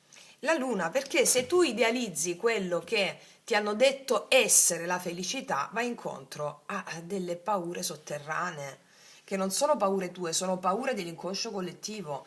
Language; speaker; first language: Italian; native; Italian